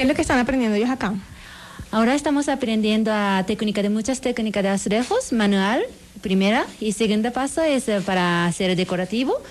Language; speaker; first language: Spanish; non-native, learner; Japanese